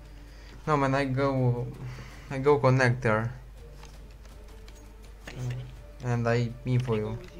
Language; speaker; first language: English; non-native, learner; Romanian